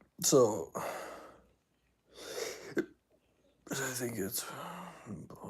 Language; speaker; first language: English; native; English